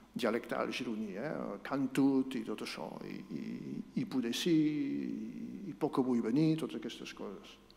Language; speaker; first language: Catalan; non-native, local second language; French